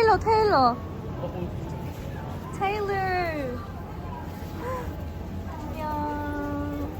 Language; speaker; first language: Korean; non-native, fluent; Turkish